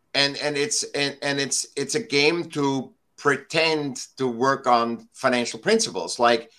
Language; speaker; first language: English; non-native, fluent; German